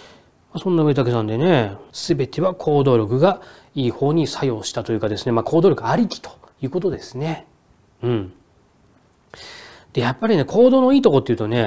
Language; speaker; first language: Japanese; native; Japanese